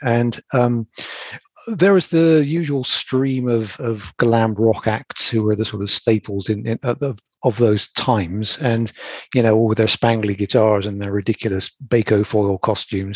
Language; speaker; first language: English; native; English